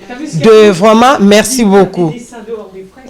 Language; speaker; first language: French; non-native, learner; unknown